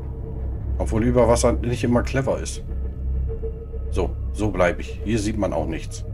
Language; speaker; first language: German; native; German